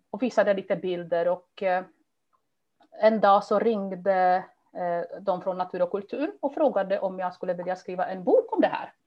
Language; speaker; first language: Swedish; non-native, fluent; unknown